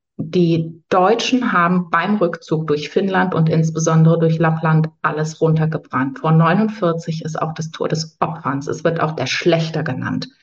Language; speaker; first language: German; native; German